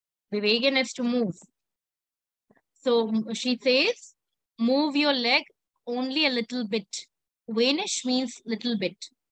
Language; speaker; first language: English; non-native, local second language; Hindi